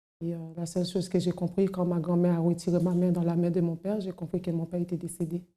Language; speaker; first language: French; non-native, local second language; Haitian Creole